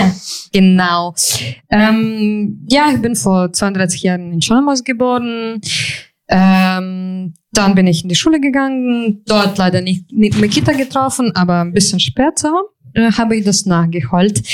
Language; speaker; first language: German; non-native, fluent; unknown